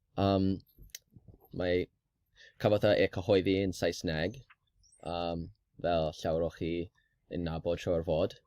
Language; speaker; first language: Welsh; non-native, learner; English